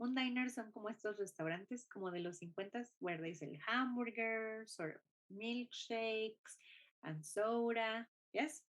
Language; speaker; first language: Spanish; non-native, fluent; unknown